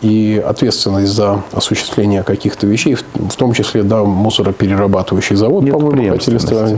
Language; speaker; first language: Russian; native; Russian